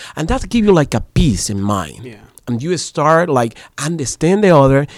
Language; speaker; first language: English; non-native, learner; Spanish